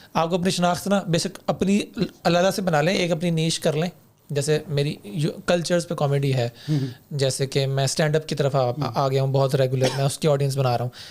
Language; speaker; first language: Urdu; native; Urdu